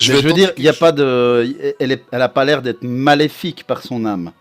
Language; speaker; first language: French; native; French